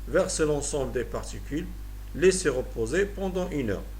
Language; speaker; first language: French; non-native, local second language; Arabic